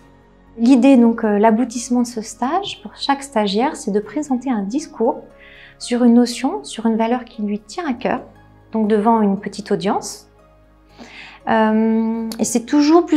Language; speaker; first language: French; native; French